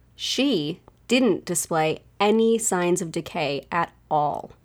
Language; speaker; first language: English; native; English